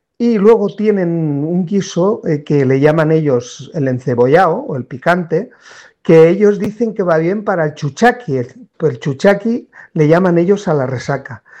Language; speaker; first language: Spanish; native; Spanish